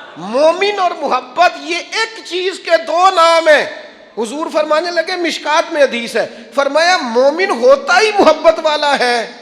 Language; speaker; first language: Urdu; non-native, local second language; Punjabi